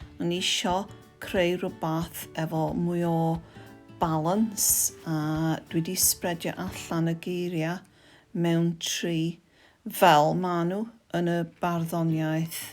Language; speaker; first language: Welsh; non-native, local second language; English